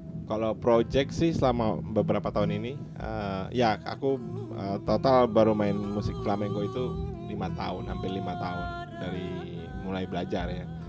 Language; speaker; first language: Indonesian; native; Indonesian